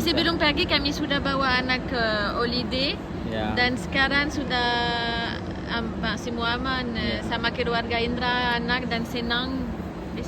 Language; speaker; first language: Indonesian; non-native, learner; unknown